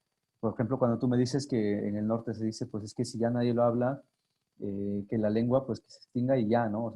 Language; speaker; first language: Spanish; non-native, local second language; Zapotec